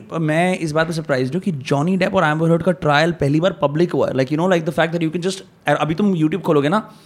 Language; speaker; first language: Hindi; native; Hindi